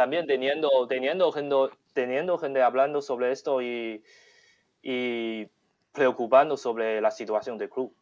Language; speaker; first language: Spanish; non-native, learner; Chinese